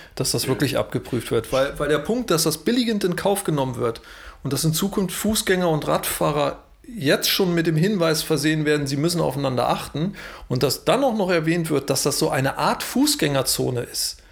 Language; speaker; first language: German; native; German